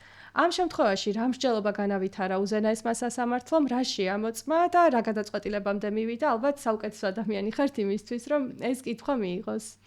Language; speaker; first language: Georgian; native; Georgian